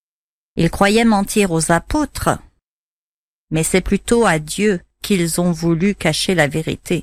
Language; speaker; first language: French; native; French